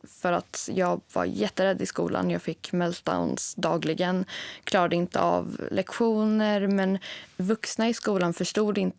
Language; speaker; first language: Swedish; native; Swedish